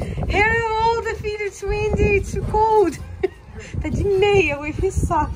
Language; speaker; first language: English; non-native, fluent; Portuguese